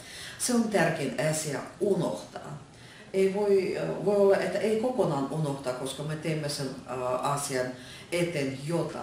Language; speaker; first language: Finnish; non-native, fluent; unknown